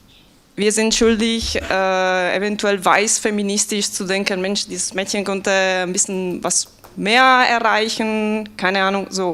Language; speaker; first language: German; non-native, fluent; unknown